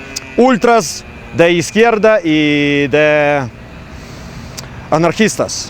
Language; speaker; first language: Spanish; non-native, learner; Ukrainian